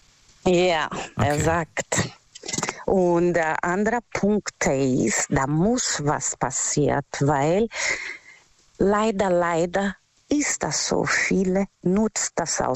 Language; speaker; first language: German; non-native, fluent; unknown